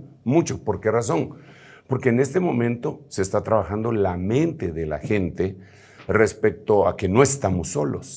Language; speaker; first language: Spanish; native; Spanish